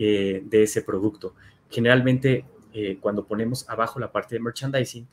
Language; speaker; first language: Spanish; native; Spanish